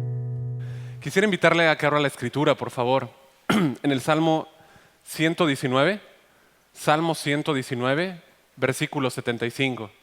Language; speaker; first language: Spanish; native; Spanish